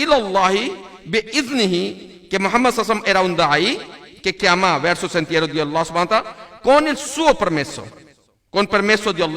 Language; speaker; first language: Italian; non-native, learner; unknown